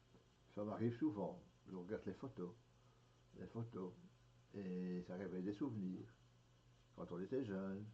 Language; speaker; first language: French; native; French